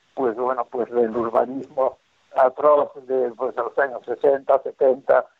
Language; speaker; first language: Spanish; native; Spanish